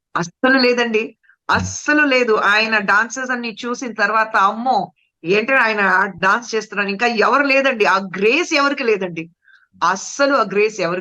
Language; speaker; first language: Telugu; non-native, fluent; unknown